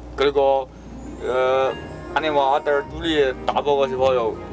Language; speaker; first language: Korean; non-native, learner; Chinese